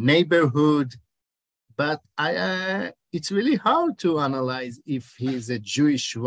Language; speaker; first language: English; non-native, fluent; Hebrew